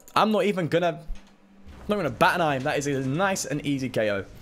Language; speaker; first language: English; native; English